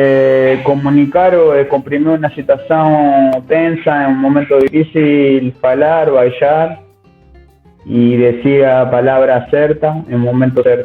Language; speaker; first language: Portuguese; non-native, learner; Spanish